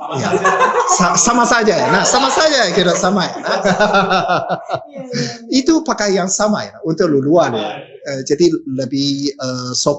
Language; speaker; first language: Indonesian; non-native, learner; Japanese